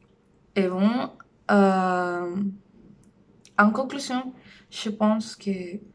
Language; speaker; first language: French; non-native, learner; Spanish